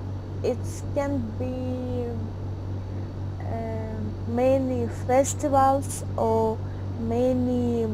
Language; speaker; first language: English; non-native, learner; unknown